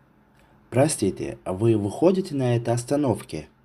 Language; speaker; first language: Russian; non-native, local second language; Tajik